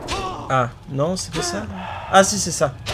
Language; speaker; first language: French; native; French